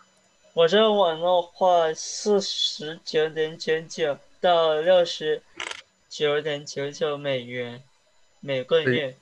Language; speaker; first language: Chinese; early bilingual, heritage; Chinese